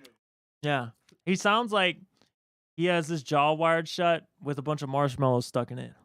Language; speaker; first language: English; native; English